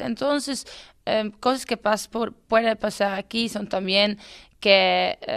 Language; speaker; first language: Spanish; non-native, learner; Dutch